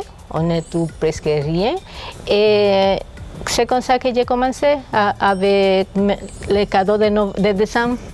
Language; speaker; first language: French; non-native, fluent; Spanish